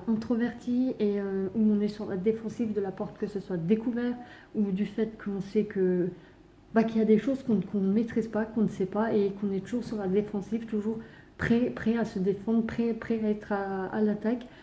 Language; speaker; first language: French; native; French